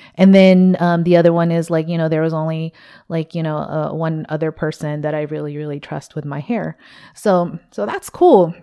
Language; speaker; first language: English; early bilingual, other home language; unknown